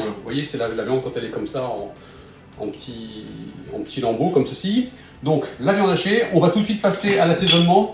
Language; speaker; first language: French; native; French